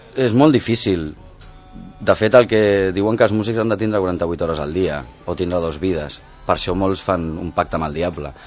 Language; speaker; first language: Catalan; non-native, local second language; Spanish